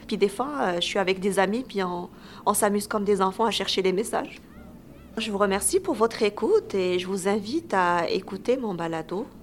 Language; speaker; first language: French; non-native, local second language; Arabic